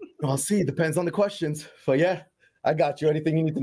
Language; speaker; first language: English; native; English